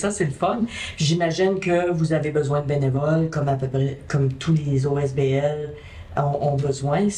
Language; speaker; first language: French; native; French